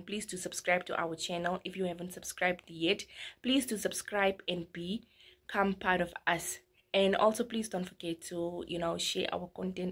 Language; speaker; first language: English; non-native, local second language; Afrikaans